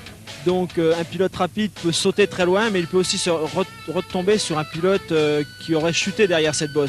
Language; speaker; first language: French; native; French